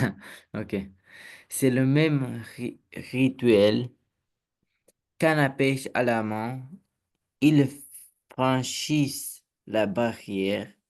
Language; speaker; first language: French; non-native, learner; Romanian